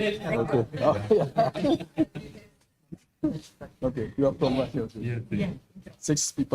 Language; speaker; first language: English; non-native, fluent; Indonesian